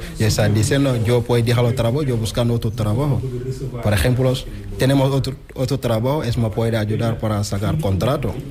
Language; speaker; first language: Spanish; non-native, learner; Wolof